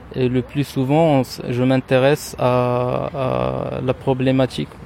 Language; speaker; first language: French; non-native, local second language; Arabic